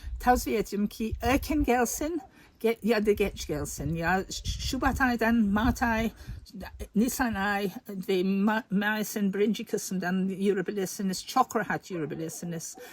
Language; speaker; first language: Turkish; non-native, learner; English